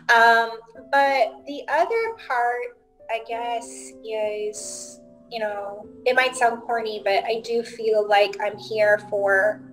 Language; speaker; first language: English; native; English